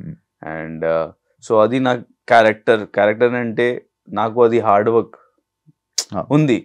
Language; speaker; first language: Telugu; non-native, local second language; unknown